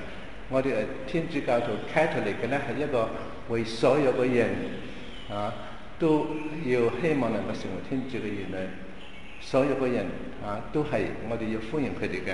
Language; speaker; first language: Chinese; non-native, fluent; Cantonese